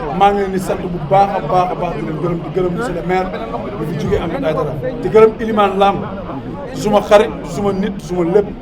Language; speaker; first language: Wolof; native; Wolof